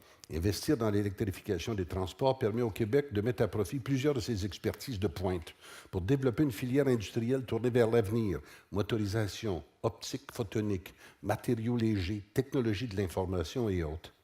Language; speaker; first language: French; native; French